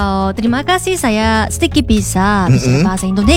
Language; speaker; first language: Indonesian; non-native, learner; Korean